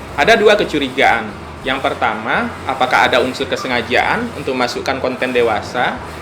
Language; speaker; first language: Indonesian; non-native, local second language; Minangkabau